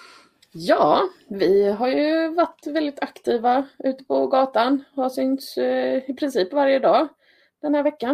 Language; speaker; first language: Swedish; native; Swedish